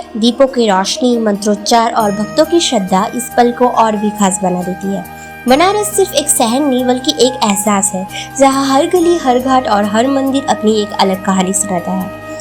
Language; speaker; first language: Hindi; non-native, local second language; Bangla